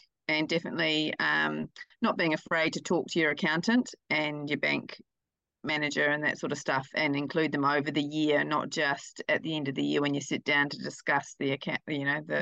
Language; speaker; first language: English; native; English